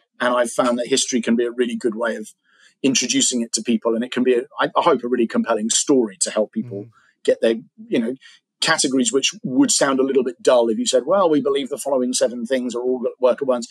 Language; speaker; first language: English; native; English